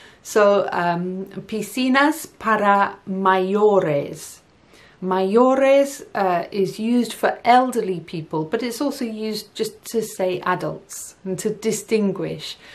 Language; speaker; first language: English; native; English